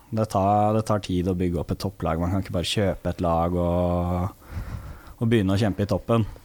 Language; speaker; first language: Norwegian; native; Norwegian